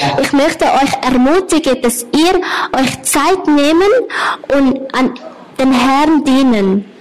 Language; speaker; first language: German; non-native, learner; Thai